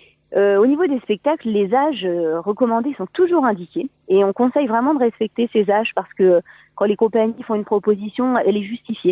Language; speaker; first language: French; native; French